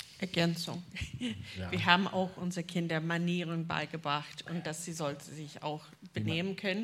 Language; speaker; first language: German; non-native, fluent; English